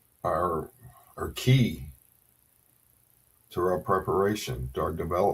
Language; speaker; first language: English; native; English